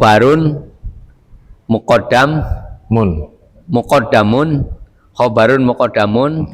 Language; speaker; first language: Arabic; non-native, learner; Indonesian